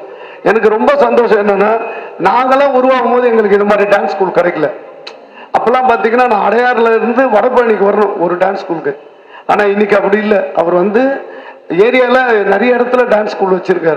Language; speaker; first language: Tamil; native; Tamil